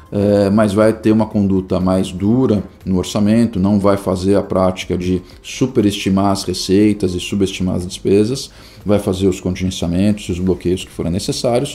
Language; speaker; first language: Portuguese; native; Portuguese